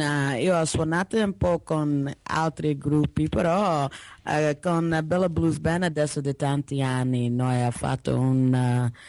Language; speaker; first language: Italian; non-native, learner; English